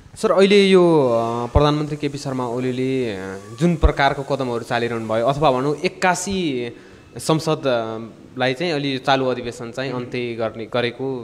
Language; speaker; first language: Nepali; native; Nepali